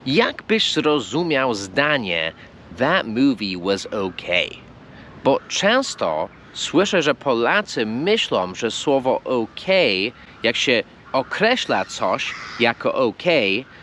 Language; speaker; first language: Polish; non-native, fluent; English